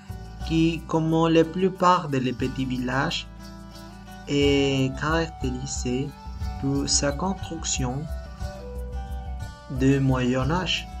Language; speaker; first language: French; non-native, learner; Spanish